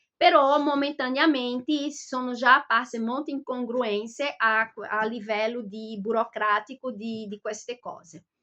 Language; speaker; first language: Italian; non-native, fluent; Portuguese